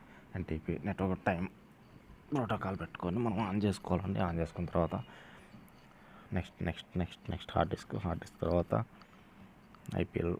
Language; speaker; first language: Telugu; native; Telugu